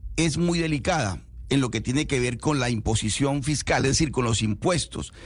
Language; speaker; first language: Spanish; native; Spanish